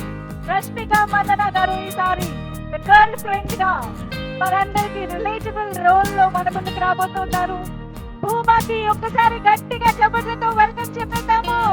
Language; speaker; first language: Telugu; native; Telugu